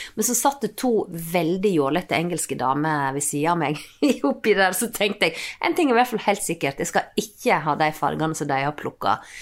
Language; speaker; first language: Norwegian; native; Norwegian